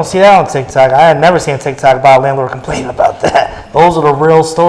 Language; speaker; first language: English; native; English